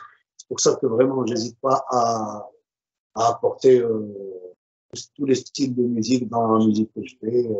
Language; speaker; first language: French; non-native, local second language; Arabic